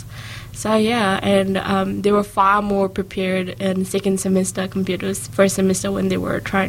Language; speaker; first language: English; native; English